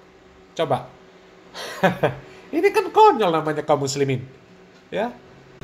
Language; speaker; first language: Indonesian; native; Indonesian